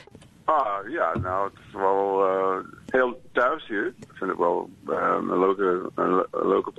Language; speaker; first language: Dutch; non-native, fluent; English